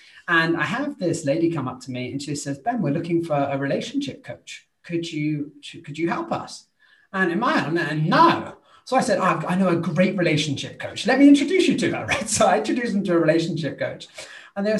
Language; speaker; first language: English; native; English